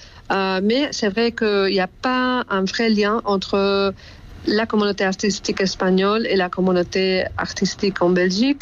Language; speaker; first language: French; non-native, fluent; Spanish